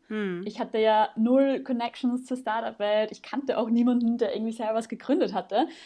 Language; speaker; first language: German; native; German